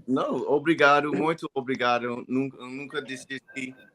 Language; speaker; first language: Portuguese; non-native, learner; English